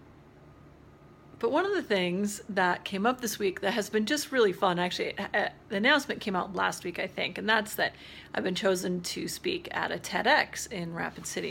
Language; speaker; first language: English; native; English